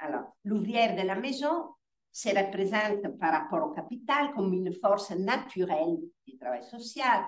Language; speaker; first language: French; non-native, fluent; Italian